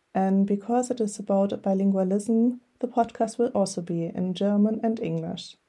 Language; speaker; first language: English; non-native, fluent; German